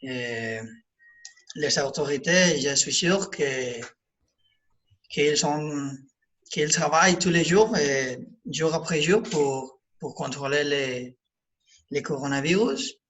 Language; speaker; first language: French; non-native, learner; Spanish